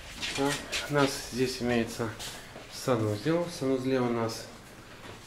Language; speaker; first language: Russian; native; Russian